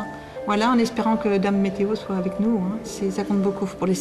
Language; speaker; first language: French; native; French